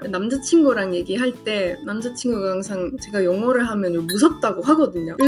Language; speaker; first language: Korean; non-native, fluent; Estonian